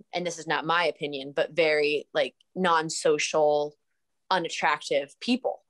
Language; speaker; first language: English; native; English